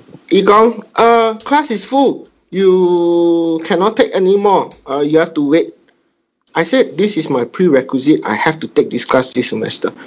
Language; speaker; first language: English; non-native, local second language; Min Nan Chinese